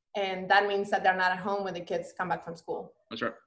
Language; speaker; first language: English; non-native, fluent; Spanish